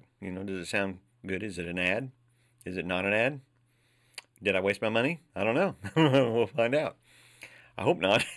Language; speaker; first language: English; native; English